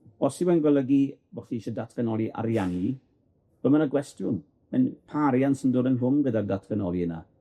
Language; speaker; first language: Welsh; native; Welsh